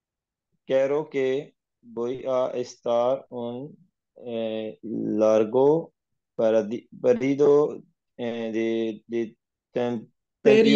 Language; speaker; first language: Spanish; non-native, learner; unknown